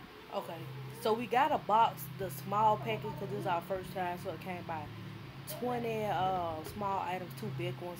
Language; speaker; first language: English; native; English